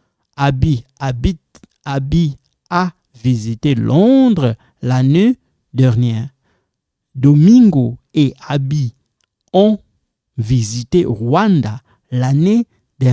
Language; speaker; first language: French; non-native, local second language; Lingala